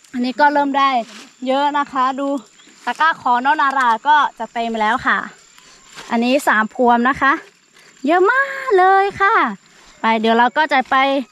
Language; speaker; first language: Thai; non-native, local second language; Lahu